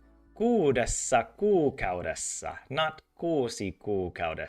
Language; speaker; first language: Finnish; non-native, learner; English